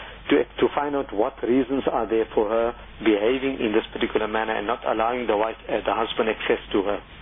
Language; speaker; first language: English; native; English